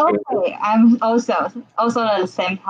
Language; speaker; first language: English; non-native, learner; Chinese